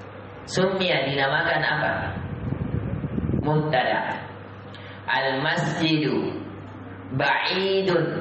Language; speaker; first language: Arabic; non-native, fluent; Indonesian